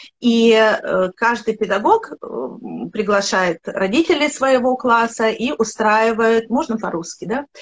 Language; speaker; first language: Russian; native; Russian